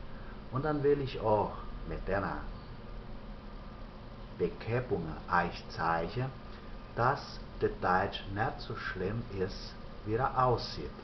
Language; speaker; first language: German; early bilingual, heritage; German